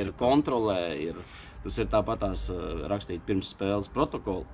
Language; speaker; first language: Latvian; non-native, local second language; Russian